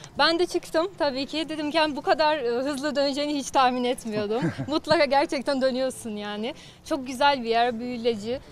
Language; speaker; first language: Turkish; non-native, fluent; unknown